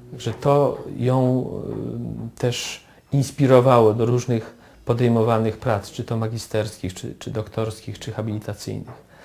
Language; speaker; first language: Polish; native; Polish